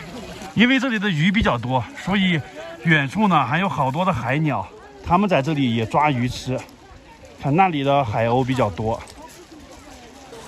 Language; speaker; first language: Chinese; native; Chinese